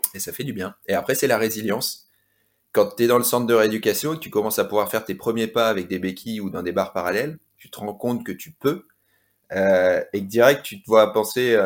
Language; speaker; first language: French; native; French